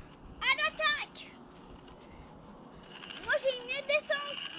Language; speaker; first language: French; native; French